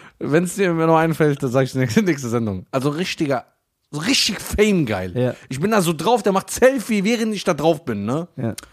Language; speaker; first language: German; early bilingual, other home language; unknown